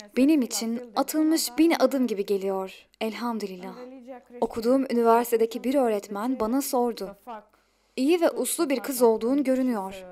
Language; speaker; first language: Turkish; non-native, fluent; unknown